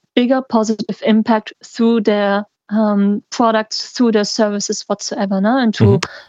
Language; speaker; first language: English; non-native, fluent; German